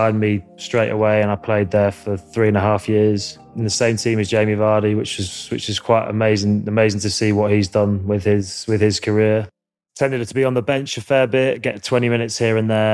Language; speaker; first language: English; native; English